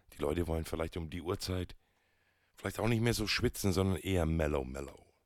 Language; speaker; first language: German; native; German